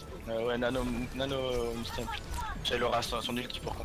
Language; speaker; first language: French; native; French